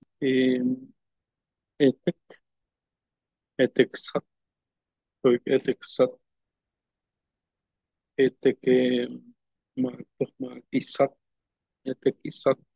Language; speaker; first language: Spanish; non-native, local second language; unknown